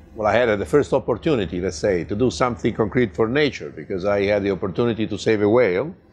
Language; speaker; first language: English; non-native, fluent; Italian